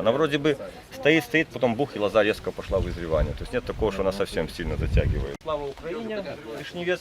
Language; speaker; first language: Russian; native; Russian